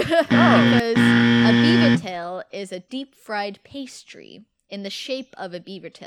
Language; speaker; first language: English; native; English